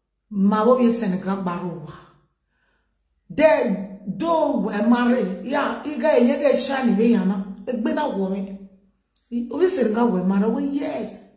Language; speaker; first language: English; non-native, local second language; Bini